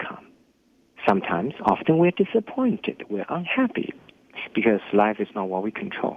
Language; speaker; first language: English; non-native, fluent; Chinese